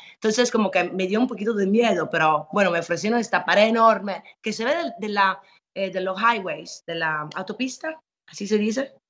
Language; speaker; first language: Spanish; non-native, fluent; Italian